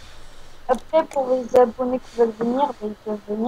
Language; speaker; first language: French; native; French